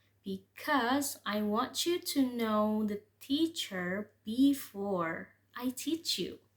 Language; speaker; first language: English; non-native, fluent; Indonesian